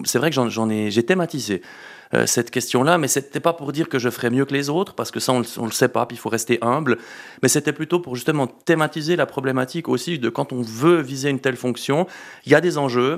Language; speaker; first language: French; native; French